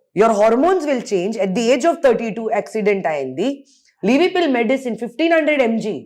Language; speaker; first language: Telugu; non-native, local second language; Hindi